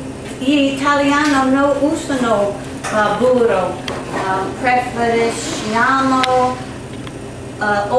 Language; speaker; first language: Italian; early bilingual, heritage; Italian